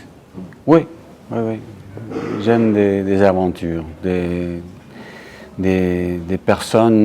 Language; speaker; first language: French; non-native, fluent; English